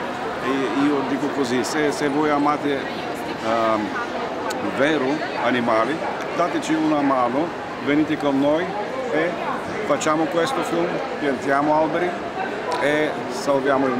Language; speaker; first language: Italian; non-native, learner; Bulgarian